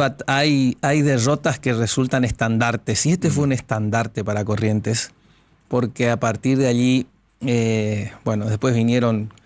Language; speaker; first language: Spanish; native; Spanish